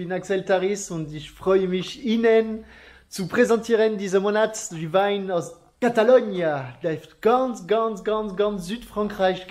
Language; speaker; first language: German; non-native, learner; French